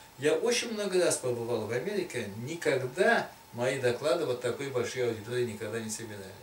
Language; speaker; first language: Russian; non-native, local second language; Tatar